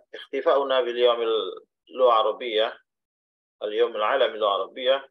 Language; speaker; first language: Arabic; non-native, fluent; Indonesian